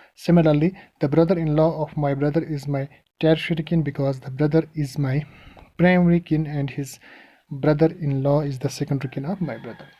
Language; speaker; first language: English; non-native, local second language; Kashmiri